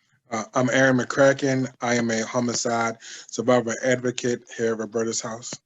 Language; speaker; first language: English; native; English